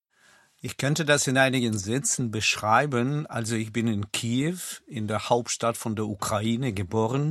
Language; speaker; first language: German; non-native, fluent; Russian